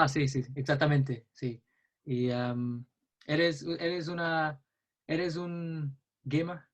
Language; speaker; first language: Spanish; non-native, learner; English